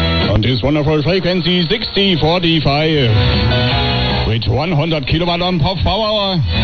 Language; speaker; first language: English; non-native, learner; German